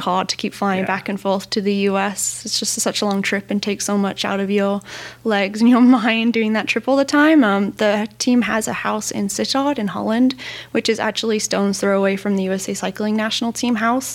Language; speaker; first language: English; native; English